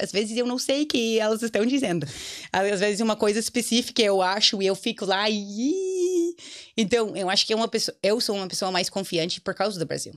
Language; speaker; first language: Portuguese; non-native, fluent; English